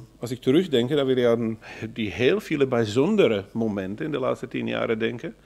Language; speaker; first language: Dutch; non-native, fluent; German